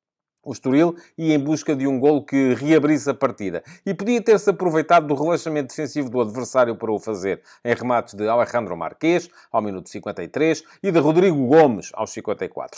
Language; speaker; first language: Portuguese; native; Portuguese